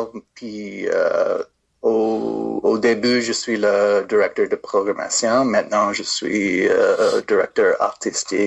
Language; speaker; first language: French; non-native, fluent; English